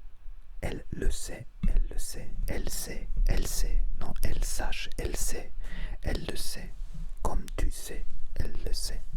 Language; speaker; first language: French; non-native, learner; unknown